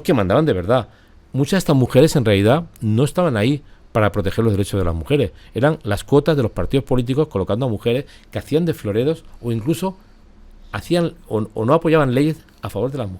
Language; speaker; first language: Spanish; native; Spanish